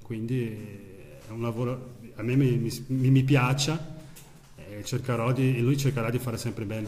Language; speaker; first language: Italian; non-native, fluent; Portuguese